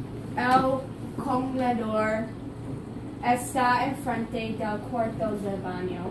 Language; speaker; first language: Spanish; non-native, learner; English